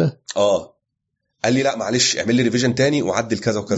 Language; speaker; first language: Arabic; native; Arabic